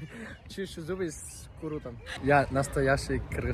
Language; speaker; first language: Russian; non-native, learner; Spanish